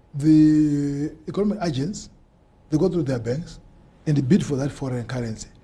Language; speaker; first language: English; non-native, local second language; Shona